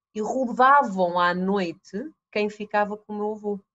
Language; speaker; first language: Portuguese; early bilingual, other home language; English